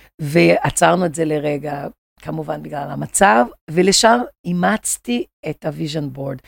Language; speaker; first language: Hebrew; non-native, fluent; Portuguese